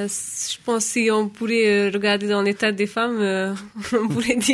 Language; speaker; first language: French; non-native, fluent; Hungarian